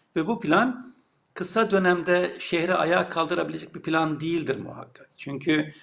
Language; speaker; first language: Turkish; native; Turkish